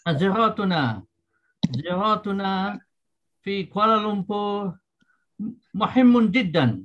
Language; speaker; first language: Arabic; non-native, learner; Indonesian